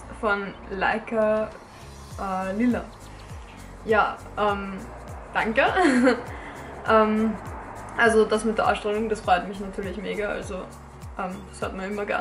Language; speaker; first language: German; native; German